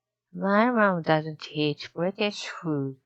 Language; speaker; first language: English; non-native, learner; Japanese